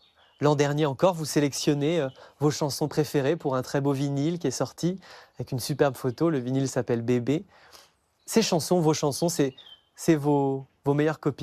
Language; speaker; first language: French; native; French